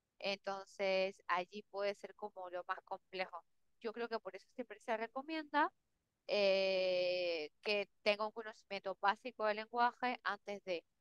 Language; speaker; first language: Spanish; native; Spanish